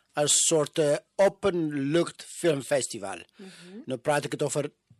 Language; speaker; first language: Dutch; non-native, fluent; Amharic